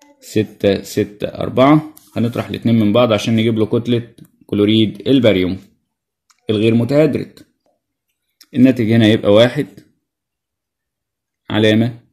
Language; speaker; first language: Arabic; native; Arabic